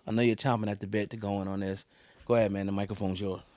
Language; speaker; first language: English; native; English